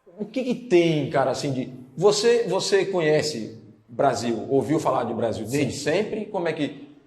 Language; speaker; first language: Portuguese; native; Portuguese